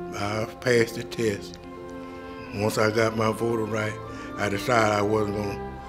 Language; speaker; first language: English; native; English